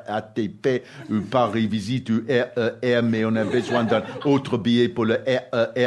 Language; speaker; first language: French; non-native, learner; English